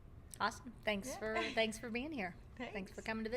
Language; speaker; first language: English; native; English